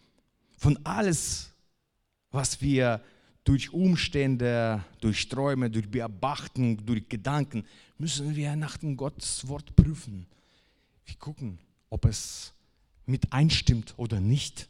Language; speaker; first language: German; non-native, fluent; Russian